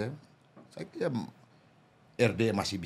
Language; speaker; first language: Indonesian; non-native, local second language; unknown